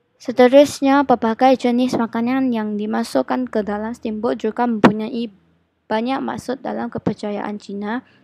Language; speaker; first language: Malay; non-native, local second language; Chinese